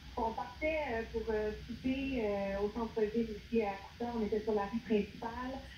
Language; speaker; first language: French; native; French